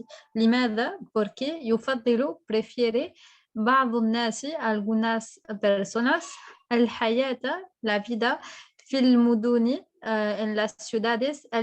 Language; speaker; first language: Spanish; non-native, fluent; French